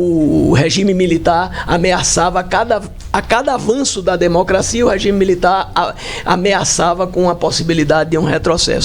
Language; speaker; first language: Portuguese; native; Portuguese